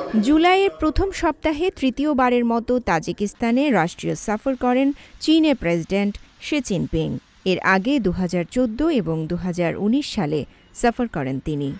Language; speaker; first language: Bangla; native; Bangla